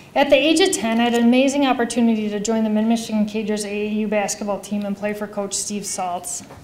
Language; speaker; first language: English; native; English